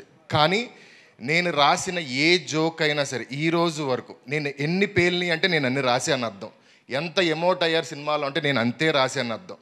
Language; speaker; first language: Telugu; native; Telugu